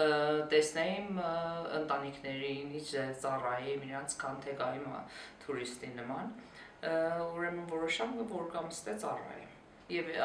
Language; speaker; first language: Armenian; early bilingual, heritage; Armenian